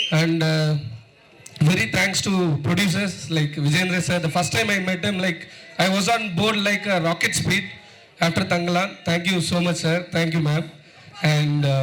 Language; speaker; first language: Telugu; non-native, learner; Tamil